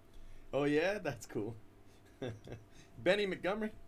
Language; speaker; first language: English; native; English